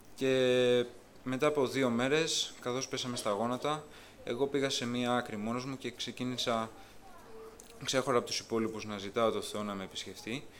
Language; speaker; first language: Greek; native; Greek